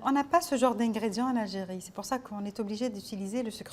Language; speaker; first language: French; non-native, local second language; Arabic